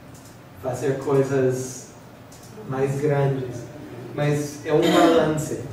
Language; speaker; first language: Portuguese; non-native, fluent; English